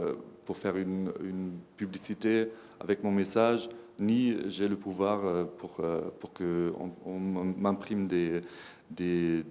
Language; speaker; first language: French; non-native, fluent; German